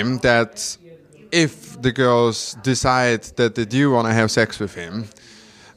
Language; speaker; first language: English; non-native, fluent; German